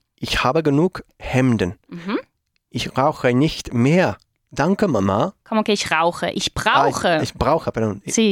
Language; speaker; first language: German; non-native, fluent; Spanish